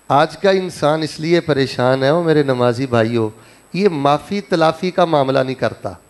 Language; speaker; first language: Urdu; non-native, local second language; Punjabi